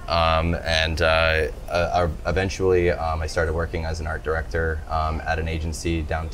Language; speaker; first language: English; native; English